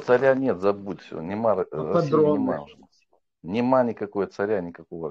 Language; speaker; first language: Russian; non-native, local second language; Chechen